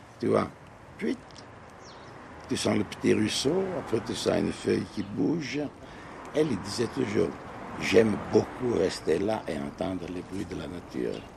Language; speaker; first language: French; non-native, fluent; Italian